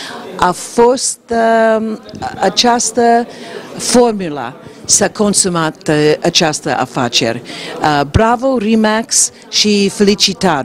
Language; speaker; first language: Romanian; non-native, learner; English